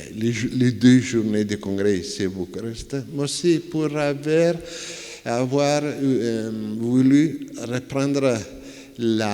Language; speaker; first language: French; non-native, fluent; Italian